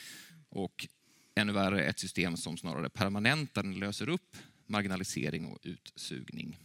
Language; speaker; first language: Swedish; native; Swedish